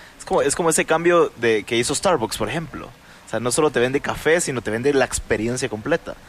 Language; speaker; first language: Spanish; native; Spanish